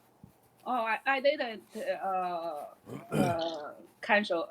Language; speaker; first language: English; non-native, learner; Chinese